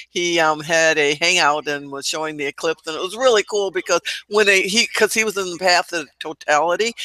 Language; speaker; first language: English; native; English